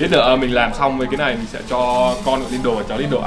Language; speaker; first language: Vietnamese; native; Vietnamese